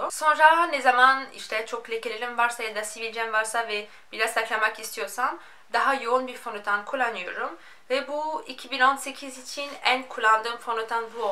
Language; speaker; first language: Turkish; non-native, fluent; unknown